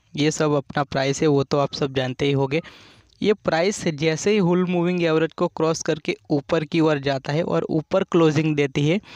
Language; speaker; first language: Hindi; non-native, local second language; Gujarati